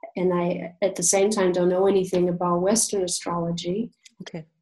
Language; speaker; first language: English; non-native, fluent; Russian